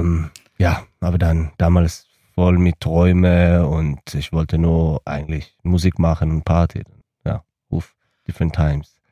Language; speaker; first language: German; non-native, learner; Hebrew